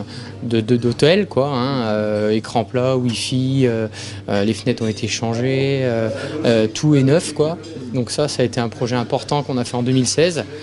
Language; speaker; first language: French; native; French